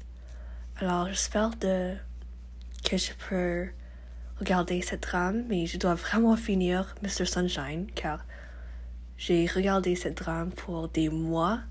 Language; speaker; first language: French; non-native, learner; English